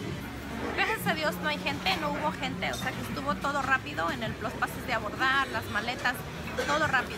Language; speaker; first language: Spanish; native; Spanish